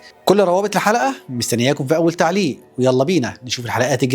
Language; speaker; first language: Arabic; native; Arabic